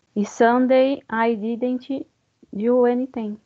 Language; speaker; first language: English; non-native, learner; Portuguese